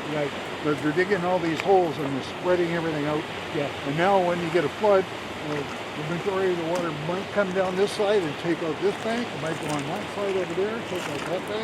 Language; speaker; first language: English; native; English